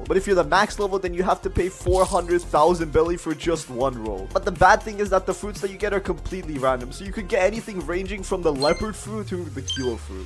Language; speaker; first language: English; native; English